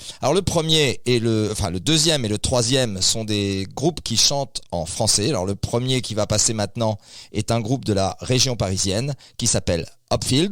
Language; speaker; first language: French; native; French